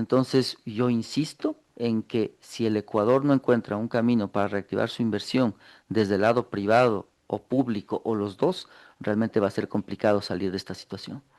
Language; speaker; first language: Spanish; native; Spanish